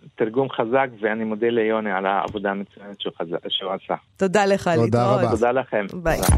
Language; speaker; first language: Hebrew; non-native, local second language; Arabic